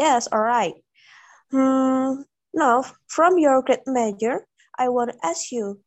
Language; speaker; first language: English; non-native, learner; Indonesian